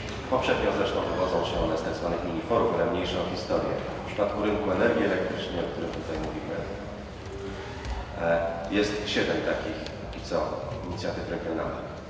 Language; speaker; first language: Polish; native; Polish